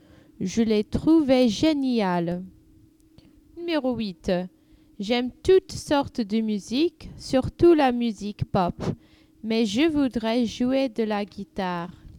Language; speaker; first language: French; non-native, learner; English